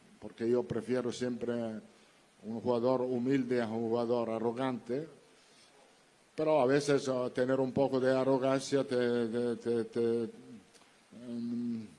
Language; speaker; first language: Spanish; non-native, fluent; Italian